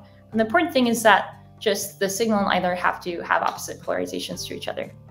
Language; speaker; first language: English; native; English